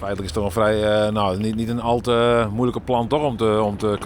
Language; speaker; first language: Dutch; non-native, local second language; Western Frisian